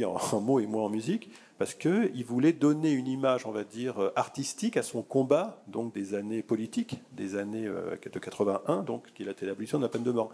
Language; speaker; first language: French; native; French